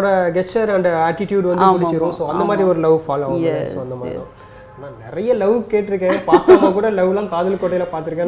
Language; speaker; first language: Tamil; native; Tamil